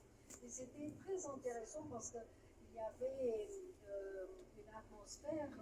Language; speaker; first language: French; non-native, fluent; Romanian